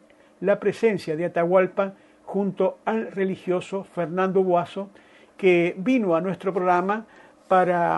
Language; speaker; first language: Spanish; native; Spanish